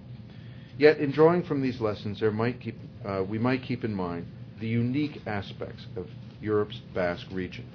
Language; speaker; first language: English; native; English